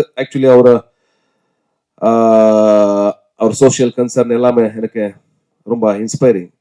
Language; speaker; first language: Tamil; non-native, learner; Kannada